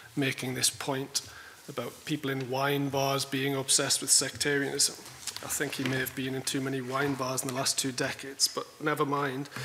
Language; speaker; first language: English; native; English